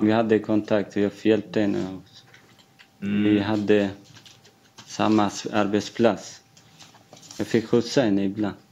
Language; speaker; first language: Swedish; non-native, fluent; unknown